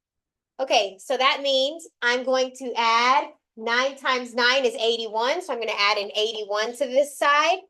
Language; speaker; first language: English; native; English